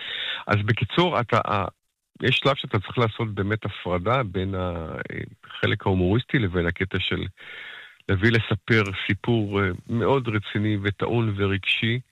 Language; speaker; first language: Hebrew; native; Hebrew